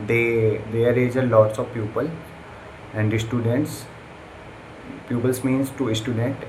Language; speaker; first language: English; non-native, learner; Hindi